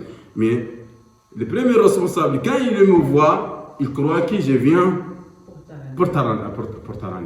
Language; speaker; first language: French; non-native, local second language; Arabic